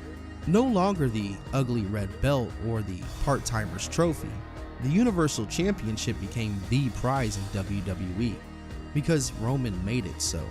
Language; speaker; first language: English; native; English